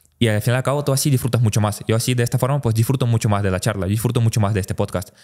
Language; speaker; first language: Spanish; early bilingual, other home language; Russian